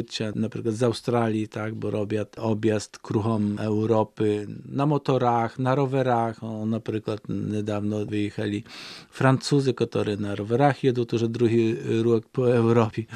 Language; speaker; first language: Polish; non-native, local second language; Ukrainian